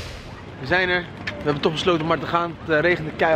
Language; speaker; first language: Dutch; native; Dutch